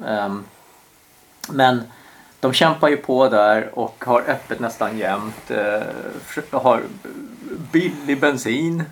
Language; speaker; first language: Swedish; early bilingual, other home language; Korean